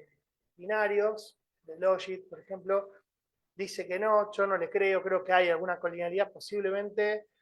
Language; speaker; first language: Spanish; native; Spanish